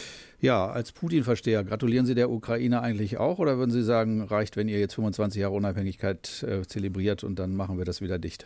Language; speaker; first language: German; native; German